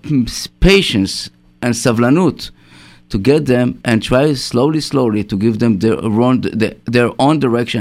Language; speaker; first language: English; non-native, fluent; Hebrew